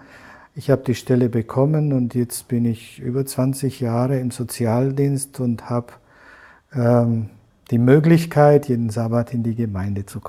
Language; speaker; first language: German; non-native, fluent; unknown